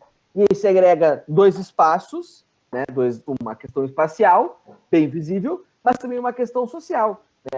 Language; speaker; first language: Portuguese; native; Portuguese